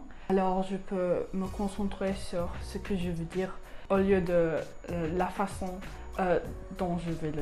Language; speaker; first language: French; non-native, learner; English